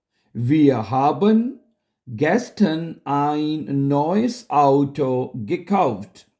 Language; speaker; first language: German; non-native, local second language; Urdu